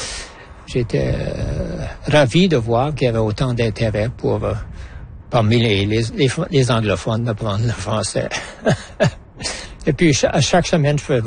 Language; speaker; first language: French; native; French